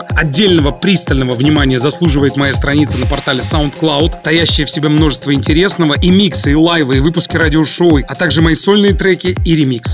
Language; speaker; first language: Russian; native; Russian